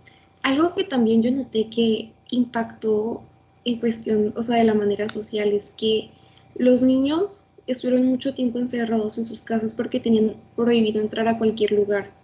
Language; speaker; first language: Spanish; native; Spanish